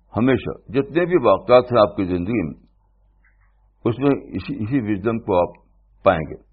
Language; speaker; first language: Urdu; native; Urdu